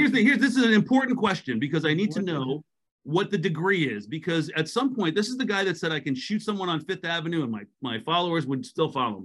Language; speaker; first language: English; native; English